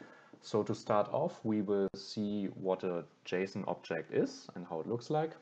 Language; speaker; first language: English; non-native, fluent; German